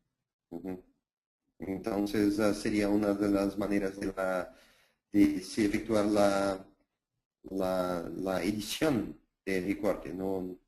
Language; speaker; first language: Spanish; non-native, fluent; Portuguese